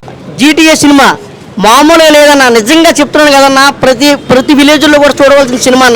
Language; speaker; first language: Telugu; native; Telugu